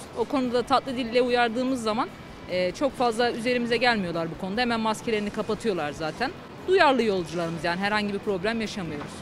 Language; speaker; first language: Turkish; native; Turkish